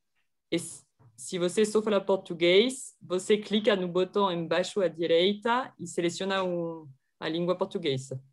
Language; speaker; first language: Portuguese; non-native, fluent; French